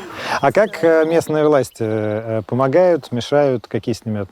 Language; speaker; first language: Russian; native; Russian